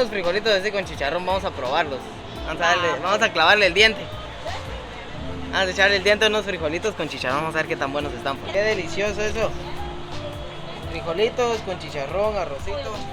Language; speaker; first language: Spanish; native; Spanish